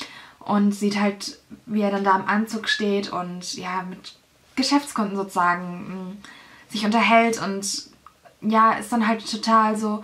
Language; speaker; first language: German; native; German